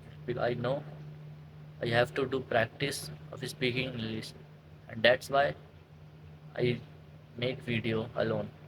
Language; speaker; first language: English; non-native, learner; Hindi